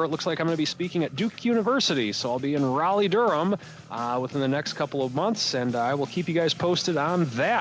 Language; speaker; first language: English; native; English